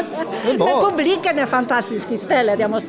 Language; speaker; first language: Swedish; non-native, fluent; Polish